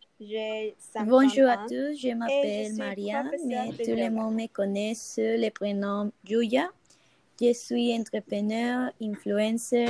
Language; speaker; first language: French; non-native, fluent; Spanish